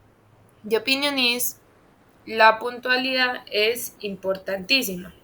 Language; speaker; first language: Spanish; non-native, fluent; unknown